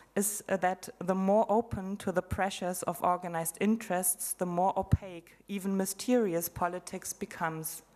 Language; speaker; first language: English; non-native, fluent; German